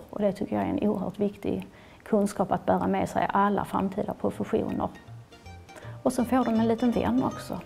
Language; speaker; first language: Swedish; native; Swedish